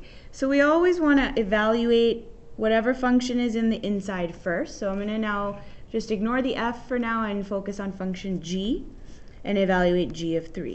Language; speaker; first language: English; native; English